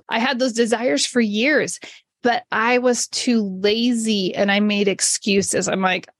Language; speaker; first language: English; native; English